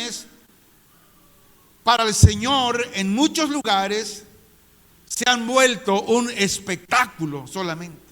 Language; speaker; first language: Spanish; native; Spanish